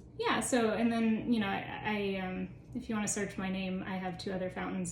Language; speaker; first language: English; native; English